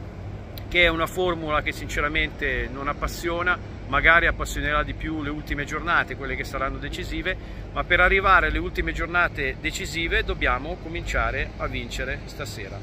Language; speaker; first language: Italian; native; Italian